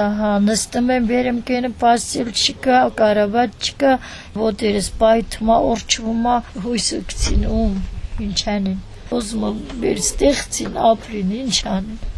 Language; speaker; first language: Armenian; native; Armenian